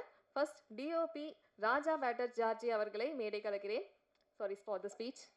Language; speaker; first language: Tamil; native; Tamil